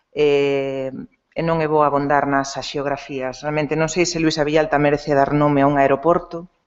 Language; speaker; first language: Galician; non-native, local second language; Spanish